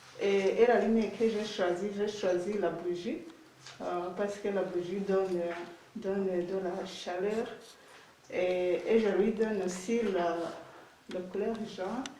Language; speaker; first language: French; non-native, local second language; Rundi